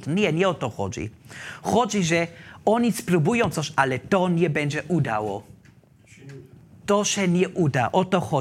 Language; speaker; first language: Polish; non-native, learner; German